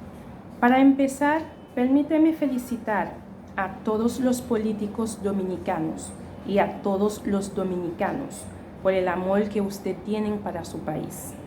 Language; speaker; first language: Spanish; non-native, fluent; Haitian Creole